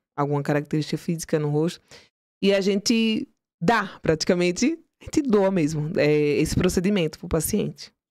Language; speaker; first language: Portuguese; native; Portuguese